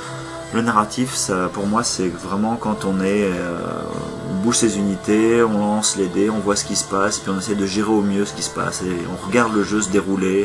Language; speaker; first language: French; native; French